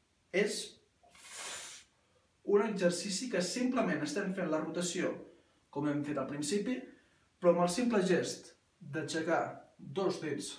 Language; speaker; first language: Catalan; native; Catalan